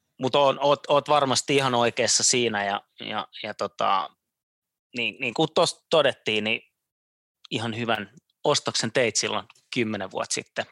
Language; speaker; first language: Finnish; native; Finnish